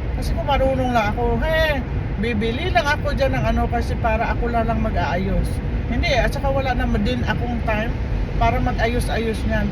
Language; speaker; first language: Filipino; non-native, local second language; Cebuano